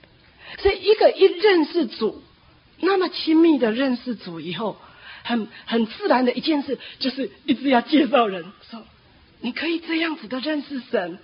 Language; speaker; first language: Chinese; native; Chinese